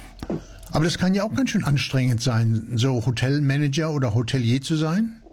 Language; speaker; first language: German; early bilingual, heritage; German